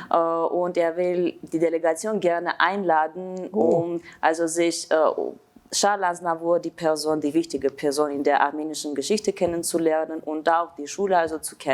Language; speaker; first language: German; non-native, fluent; Armenian